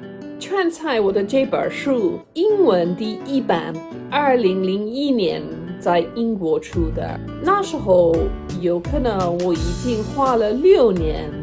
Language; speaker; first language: Chinese; non-native, fluent; English